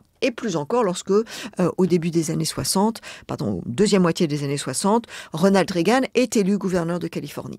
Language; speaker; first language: French; native; French